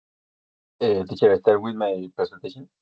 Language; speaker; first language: English; non-native, learner; Spanish